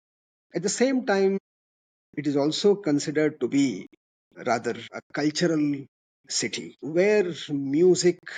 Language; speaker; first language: English; non-native, local second language; Kannada